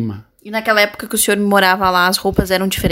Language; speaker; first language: Portuguese; native; Portuguese